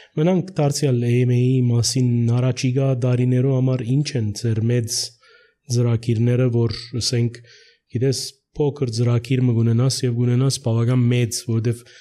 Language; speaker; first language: Armenian; early bilingual, heritage; Armenian